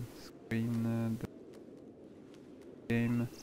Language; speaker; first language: English; non-native, learner; French